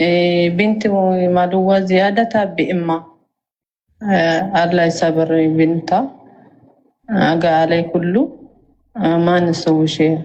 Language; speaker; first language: Arabic; non-native, learner; Amharic